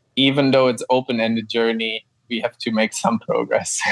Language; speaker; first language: English; non-native, fluent; German